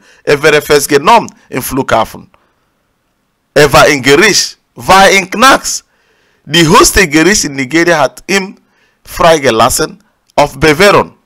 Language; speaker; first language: German; non-native, learner; Igbo